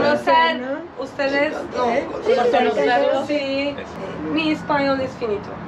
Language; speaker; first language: Spanish; non-native, learner; Turkish